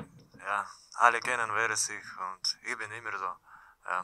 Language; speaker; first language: German; non-native, learner; Russian